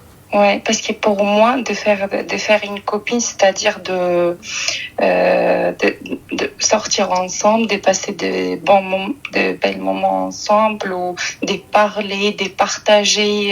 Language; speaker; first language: French; early bilingual, other home language; Arabic